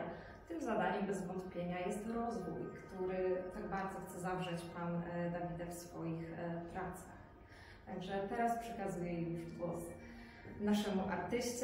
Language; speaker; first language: Polish; native; Polish